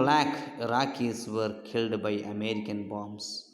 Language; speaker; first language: English; non-native, local second language; Malayalam